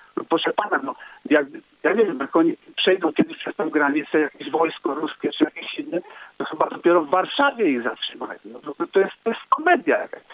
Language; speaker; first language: Polish; native; Polish